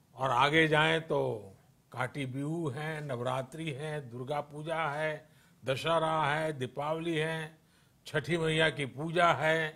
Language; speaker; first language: Hindi; non-native, local second language; Gujarati